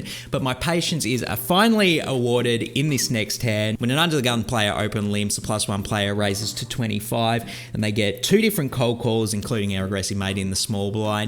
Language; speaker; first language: English; native; English